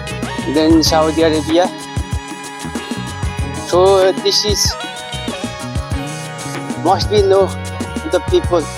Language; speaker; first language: English; non-native, learner; Nepali